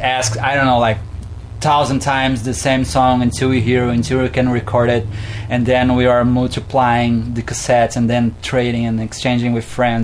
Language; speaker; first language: English; non-native, fluent; Portuguese